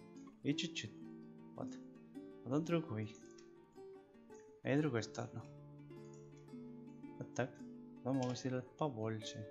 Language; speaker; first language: Russian; non-native, learner; Spanish